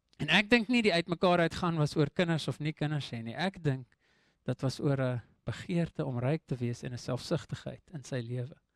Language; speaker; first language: Afrikaans; non-native, local second language; English